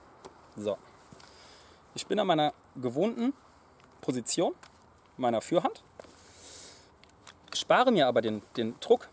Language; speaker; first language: German; native; German